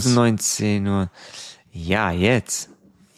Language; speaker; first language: German; non-native, fluent; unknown